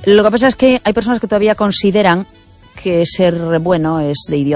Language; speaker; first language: Spanish; native; Spanish